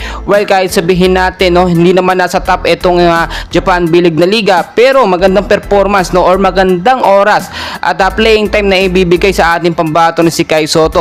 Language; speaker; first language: Filipino; native; Filipino